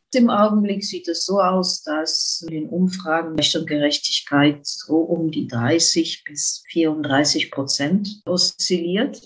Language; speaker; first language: German; non-native, fluent; Polish